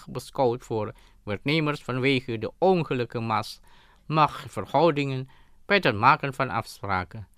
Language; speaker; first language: Dutch; non-native, fluent; Indonesian